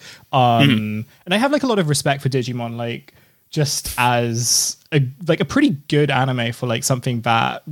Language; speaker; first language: English; native; English